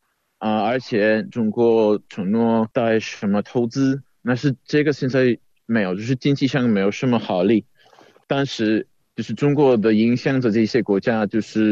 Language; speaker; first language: Chinese; non-native, fluent; Czech